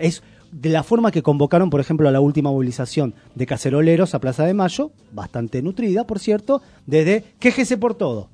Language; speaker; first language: Spanish; native; Spanish